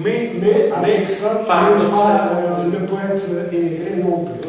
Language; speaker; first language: French; non-native, fluent; Russian